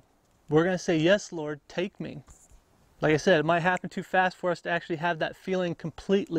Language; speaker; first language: English; native; English